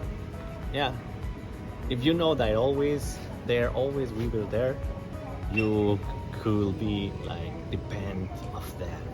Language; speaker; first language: English; non-native, learner; Spanish